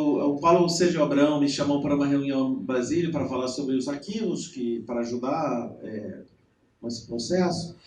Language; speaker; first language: Portuguese; non-native, fluent; English